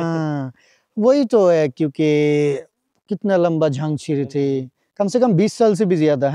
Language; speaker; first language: Hindi; non-native, fluent; Bangla